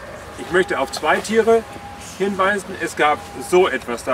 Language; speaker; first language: German; native; German